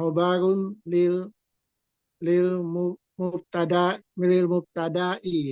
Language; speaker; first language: Arabic; non-native, learner; Indonesian